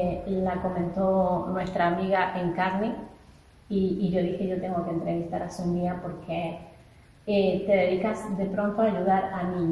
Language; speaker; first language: Spanish; native; Spanish